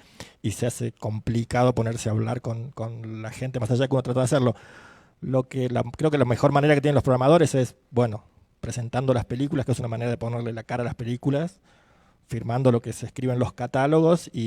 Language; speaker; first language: Spanish; native; Spanish